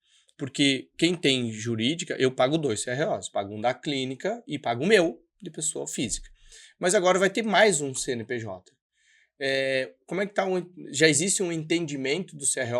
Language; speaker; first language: Portuguese; native; Portuguese